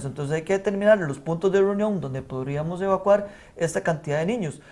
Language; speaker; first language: Spanish; native; Spanish